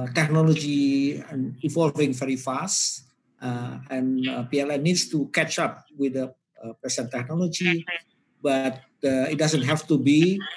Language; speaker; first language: English; non-native, fluent; Indonesian